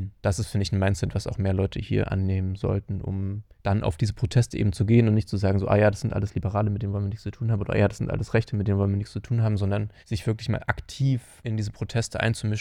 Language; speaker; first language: German; native; German